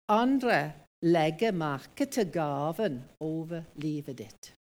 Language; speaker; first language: Norwegian; non-native, fluent; English